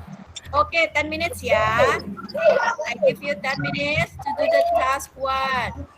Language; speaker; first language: English; non-native, fluent; Indonesian